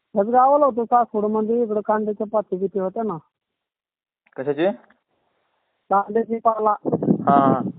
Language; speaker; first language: Marathi; native; Marathi